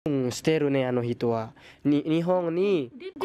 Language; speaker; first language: Japanese; non-native, learner; Indonesian